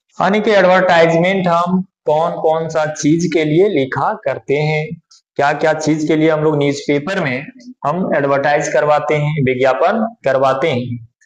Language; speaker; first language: Hindi; native; Hindi